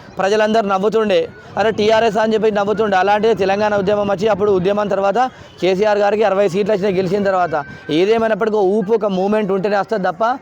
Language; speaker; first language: Telugu; native; Telugu